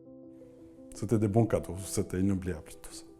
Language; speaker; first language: French; non-native, fluent; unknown